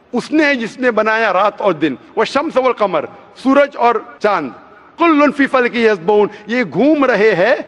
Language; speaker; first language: Hindi; non-native, local second language; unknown